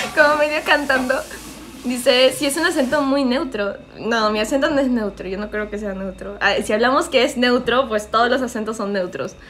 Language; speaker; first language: Spanish; early bilingual, heritage; Spanish